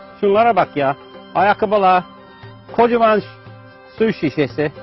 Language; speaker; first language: Turkish; non-native, fluent; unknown